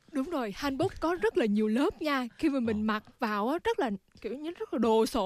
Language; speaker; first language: Vietnamese; native; Vietnamese